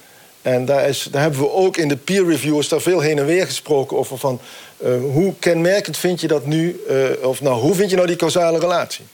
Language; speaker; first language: Dutch; native; Dutch